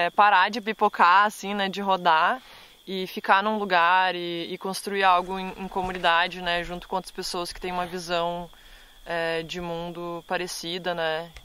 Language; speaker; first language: Portuguese; native; Portuguese